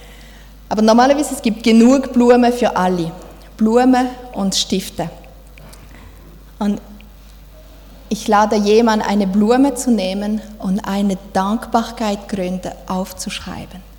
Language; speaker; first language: German; non-native, fluent; French